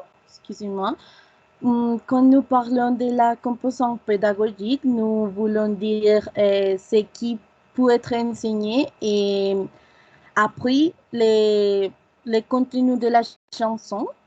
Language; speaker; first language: French; non-native, learner; Spanish